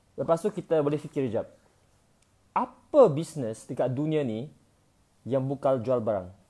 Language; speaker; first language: Malay; non-native, local second language; Chinese